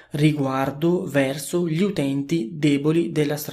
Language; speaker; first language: Italian; non-native, fluent; Urdu